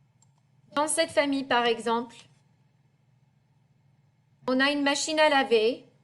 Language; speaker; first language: French; non-native, fluent; English